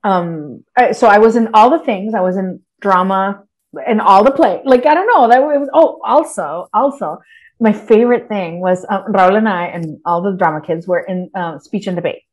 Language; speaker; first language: English; early bilingual, other home language; Spanish